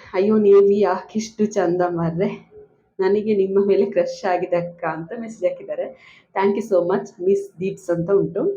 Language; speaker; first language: Kannada; non-native, local second language; Tulu